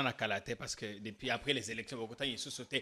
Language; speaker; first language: French; non-native, local second language; Lingala